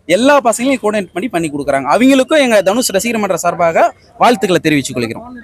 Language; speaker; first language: Tamil; native; Tamil